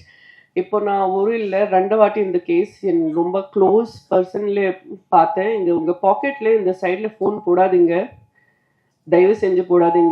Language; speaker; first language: Tamil; non-native, fluent; Hindi